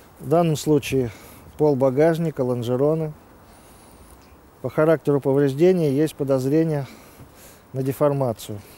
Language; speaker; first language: Russian; native; Russian